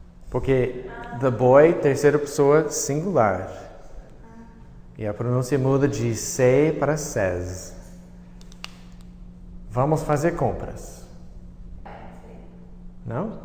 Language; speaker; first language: Portuguese; non-native, fluent; English